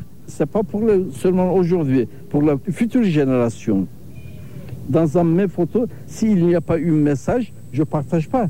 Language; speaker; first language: French; non-native, learner; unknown